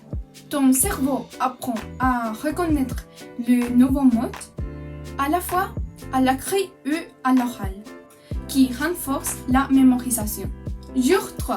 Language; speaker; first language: French; non-native, learner; Spanish